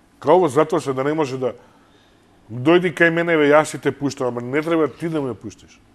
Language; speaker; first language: Macedonian; native; Macedonian